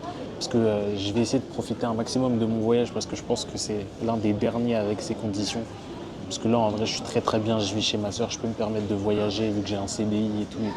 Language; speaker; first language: French; native; French